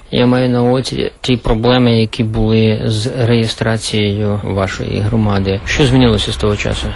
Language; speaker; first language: Ukrainian; native; Ukrainian